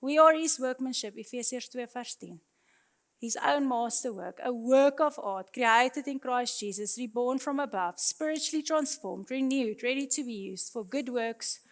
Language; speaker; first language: English; non-native, local second language; Afrikaans